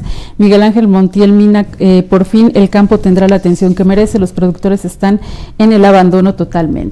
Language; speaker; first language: Spanish; native; Spanish